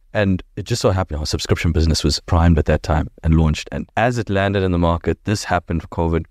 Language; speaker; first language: English; native; English